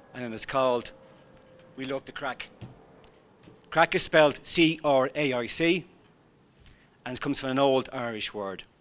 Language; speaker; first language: English; native; English